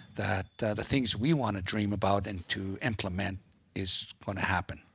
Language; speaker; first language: English; native; English